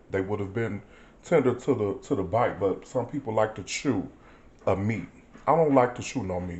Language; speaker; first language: English; native; English